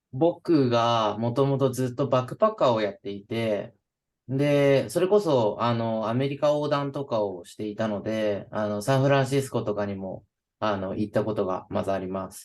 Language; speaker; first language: Japanese; native; Japanese